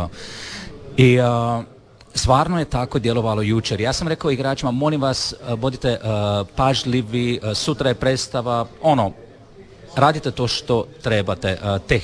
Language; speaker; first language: Croatian; non-native, fluent; Romanian